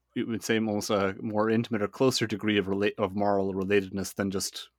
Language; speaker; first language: English; native; English